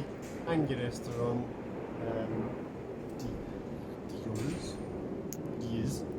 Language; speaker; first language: Turkish; non-native, learner; English